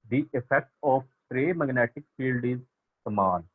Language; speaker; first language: English; non-native, local second language; Punjabi